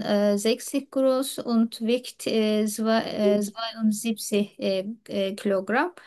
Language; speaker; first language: German; non-native, learner; Turkish